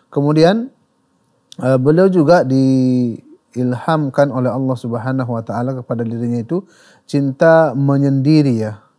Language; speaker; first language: Malay; native; Malay